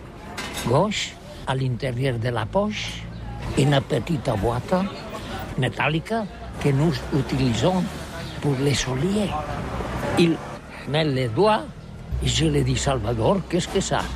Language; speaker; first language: French; non-native, learner; Catalan